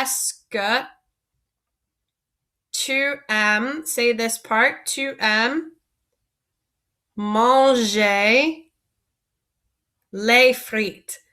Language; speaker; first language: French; non-native, fluent; English